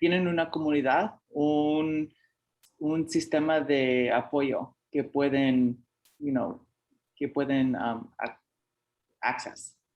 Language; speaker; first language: Spanish; early bilingual, heritage; Spanish